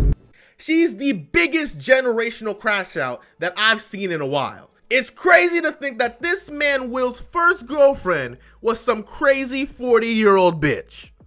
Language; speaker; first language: English; native; English